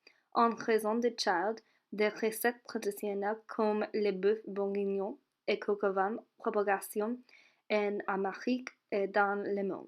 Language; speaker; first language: French; non-native, learner; English